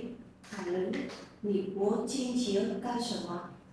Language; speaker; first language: Chinese; non-native, learner; Vietnamese